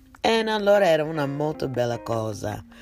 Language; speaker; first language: Italian; non-native, learner; English